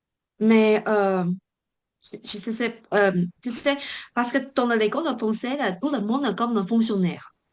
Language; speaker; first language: French; non-native, learner; Chinese